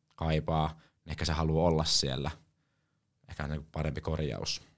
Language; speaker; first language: Finnish; native; Finnish